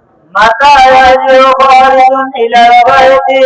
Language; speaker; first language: Arabic; non-native, fluent; Bangla